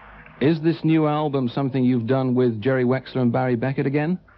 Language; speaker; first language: English; native; English